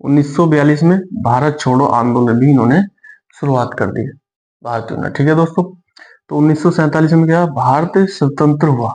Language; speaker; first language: Hindi; native; Hindi